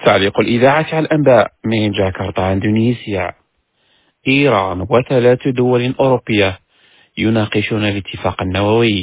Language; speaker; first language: Arabic; non-native, fluent; Indonesian